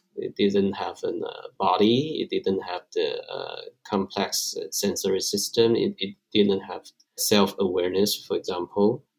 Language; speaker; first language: English; non-native, fluent; Chinese